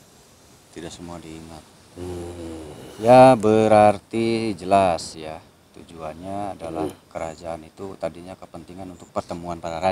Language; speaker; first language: Indonesian; native; Indonesian